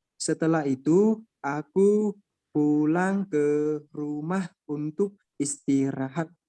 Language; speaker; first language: Indonesian; non-native, learner; Chinese